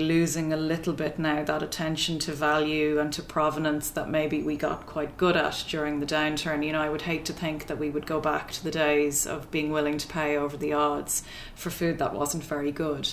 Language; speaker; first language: English; native; English